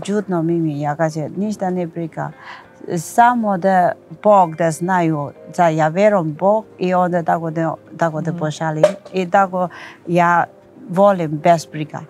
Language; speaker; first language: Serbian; non-native, learner; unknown